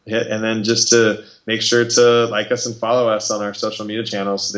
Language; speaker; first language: English; native; English